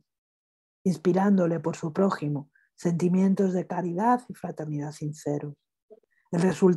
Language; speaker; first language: Spanish; native; Spanish